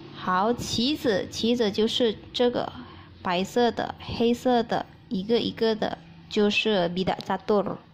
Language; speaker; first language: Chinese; early bilingual, heritage; Chinese